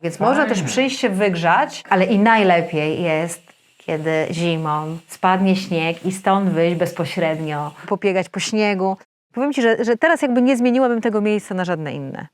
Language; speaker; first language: Polish; native; Polish